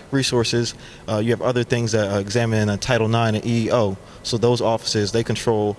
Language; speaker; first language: English; native; English